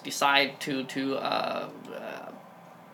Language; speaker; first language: English; non-native, fluent; Chinese